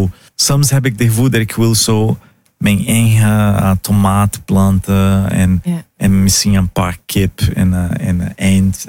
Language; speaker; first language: Dutch; non-native, learner; Portuguese